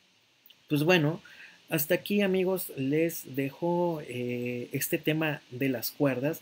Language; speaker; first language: Spanish; native; Spanish